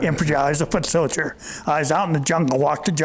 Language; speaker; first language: English; native; English